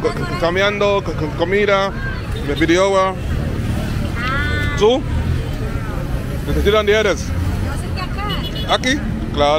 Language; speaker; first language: Spanish; non-native, learner; English